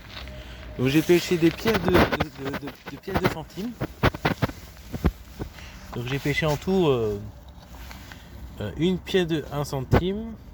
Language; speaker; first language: French; native; French